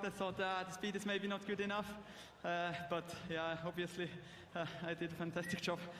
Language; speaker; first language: English; non-native, fluent; German